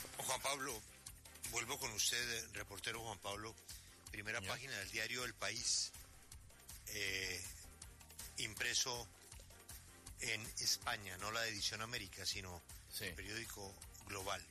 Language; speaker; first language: Spanish; native; Spanish